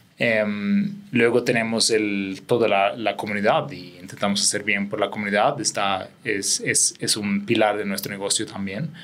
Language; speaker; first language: Spanish; non-native, fluent; Swedish